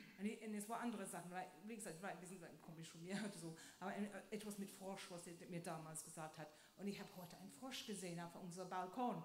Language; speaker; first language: German; non-native, fluent; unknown